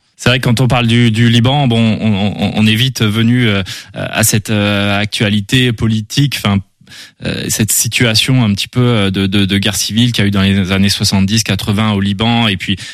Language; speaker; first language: French; native; French